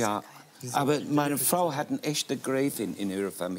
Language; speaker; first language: German; non-native, fluent; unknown